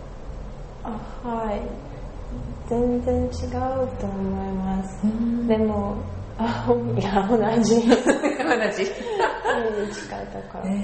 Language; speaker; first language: Japanese; non-native, learner; Russian